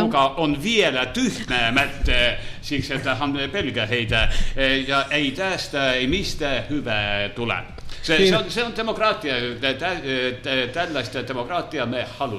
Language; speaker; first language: Finnish; non-native, learner; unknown